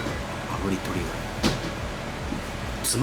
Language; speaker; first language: Japanese; native; Japanese